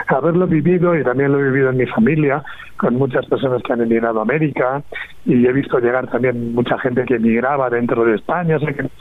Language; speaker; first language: Spanish; native; Spanish